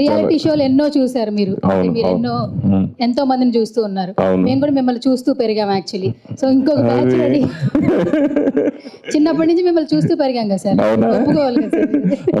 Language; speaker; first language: Telugu; native; Telugu